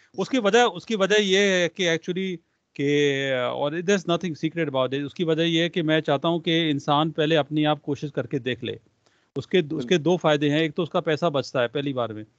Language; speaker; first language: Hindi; non-native, local second language; Punjabi